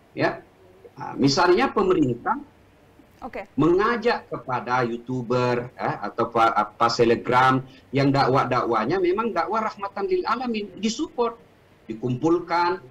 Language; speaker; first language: Indonesian; non-native, local second language; Buginese